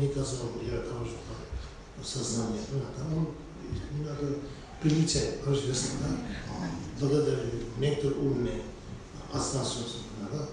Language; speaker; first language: Russian; non-native, learner; Tibetan